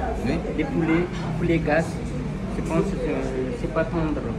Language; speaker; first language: French; non-native, local second language; Malagasy